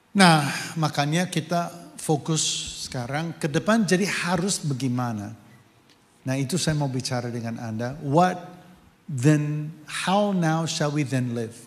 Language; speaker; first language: Indonesian; non-native, fluent; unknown